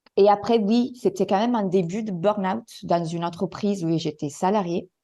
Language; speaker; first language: French; non-native, fluent; Italian